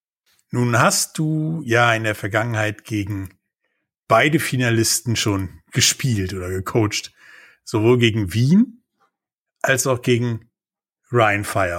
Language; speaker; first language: German; native; German